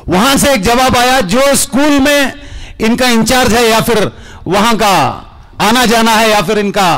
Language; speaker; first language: Hindi; non-native, local second language; Kannada